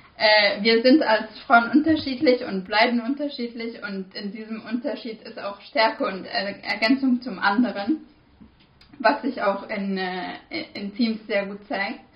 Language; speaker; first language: German; non-native, fluent; Arabic